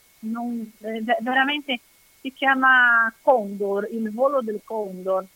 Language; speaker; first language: Italian; non-native, fluent; Portuguese